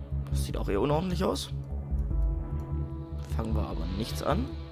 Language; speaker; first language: German; native; German